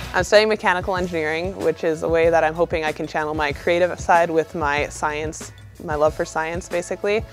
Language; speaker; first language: English; native; English